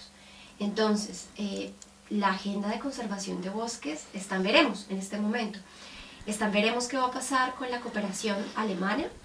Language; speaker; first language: Spanish; native; Spanish